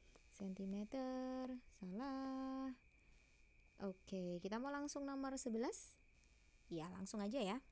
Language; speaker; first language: Indonesian; native; Indonesian